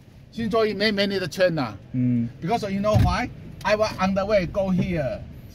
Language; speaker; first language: English; non-native, learner; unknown